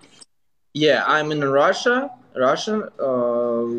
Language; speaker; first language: English; non-native, learner; Russian